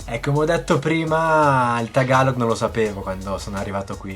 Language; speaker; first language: Italian; early bilingual, other home language; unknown